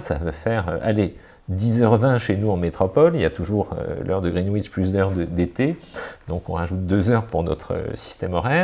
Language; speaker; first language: French; native; French